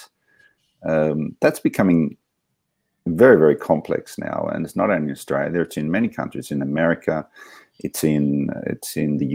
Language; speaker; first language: English; native; English